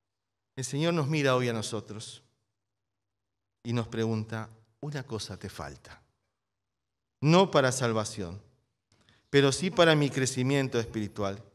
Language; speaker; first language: Spanish; native; Spanish